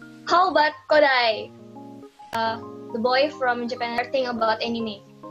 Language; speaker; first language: English; non-native, learner; Indonesian